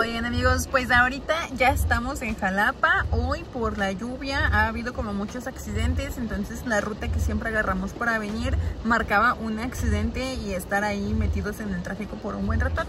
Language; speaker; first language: Spanish; native; Spanish